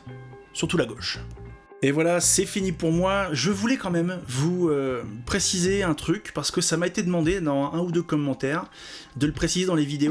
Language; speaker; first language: French; native; French